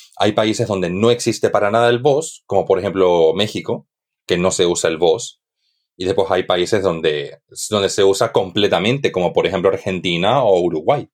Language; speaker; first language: Spanish; native; Spanish